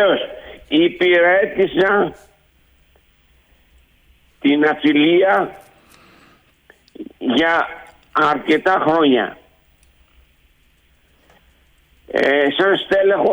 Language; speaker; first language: Greek; native; Greek